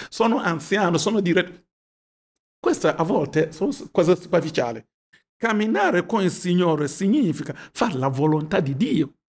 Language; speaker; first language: Italian; non-native, fluent; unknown